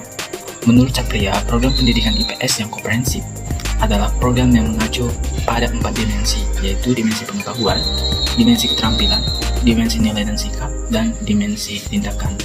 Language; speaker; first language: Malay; non-native, local second language; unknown